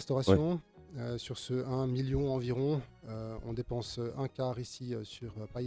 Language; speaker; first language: French; native; French